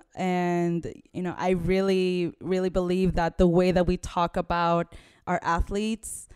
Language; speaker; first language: English; early bilingual, other home language; Spanish